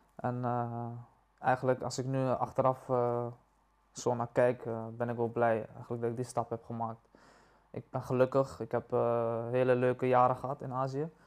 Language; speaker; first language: Dutch; early bilingual, other home language; Persian